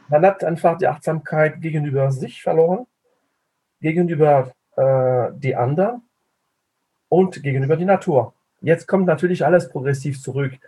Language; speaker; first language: German; non-native, fluent; French